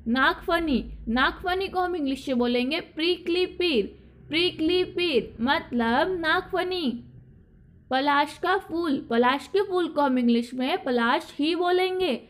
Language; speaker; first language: Hindi; native; Hindi